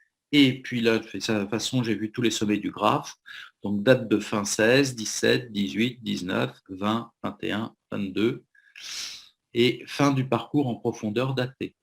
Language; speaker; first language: French; native; French